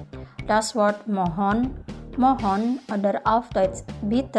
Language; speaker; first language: German; non-native, fluent; Indonesian